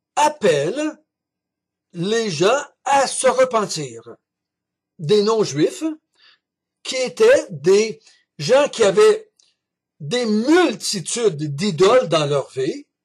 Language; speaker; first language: French; native; French